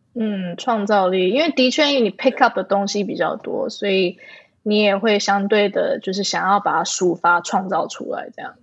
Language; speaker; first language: Chinese; early bilingual, heritage; Chinese